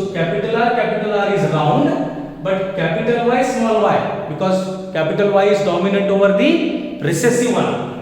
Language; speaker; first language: English; non-native, local second language; Hindi